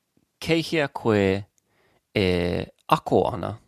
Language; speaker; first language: Māori; non-native, learner; English